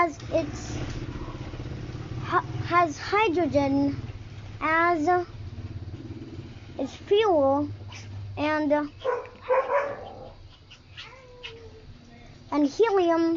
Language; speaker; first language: English; non-native, local second language; Filipino